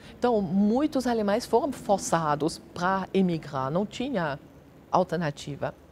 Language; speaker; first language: Portuguese; non-native, fluent; German